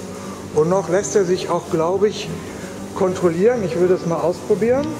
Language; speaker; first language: German; native; German